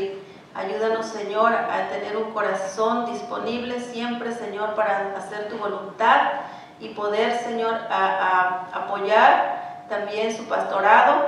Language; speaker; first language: Spanish; native; Spanish